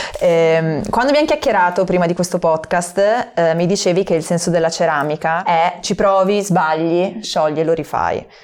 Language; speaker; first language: Italian; native; Italian